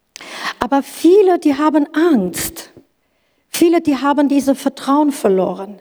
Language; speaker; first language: German; non-native, learner; Kurdish